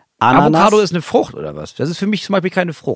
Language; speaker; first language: German; native; German